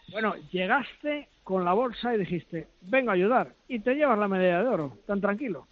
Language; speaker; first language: Spanish; native; Spanish